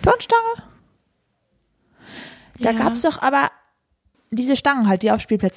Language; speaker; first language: German; native; German